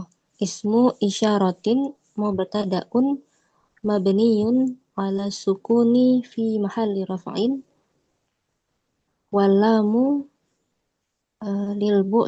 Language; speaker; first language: Arabic; non-native, learner; Indonesian